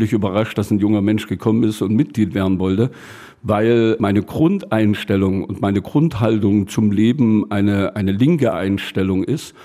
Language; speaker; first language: German; native; German